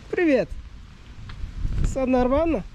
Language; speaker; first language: Russian; non-native, learner; English